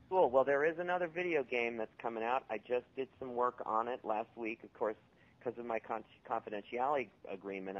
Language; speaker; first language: English; native; English